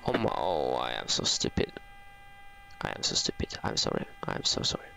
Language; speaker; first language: English; non-native, fluent; Norwegian